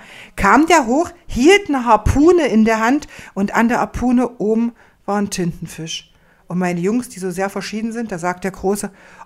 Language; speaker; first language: German; native; German